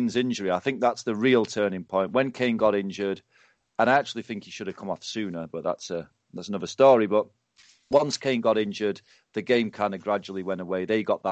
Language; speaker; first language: English; native; English